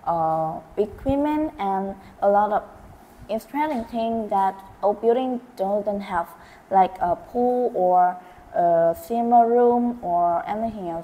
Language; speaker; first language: English; non-native, learner; Vietnamese